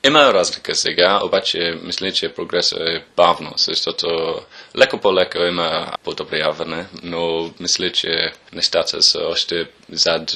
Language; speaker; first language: Bulgarian; non-native, learner; English